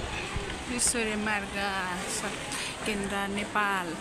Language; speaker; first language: Nepali; native; Nepali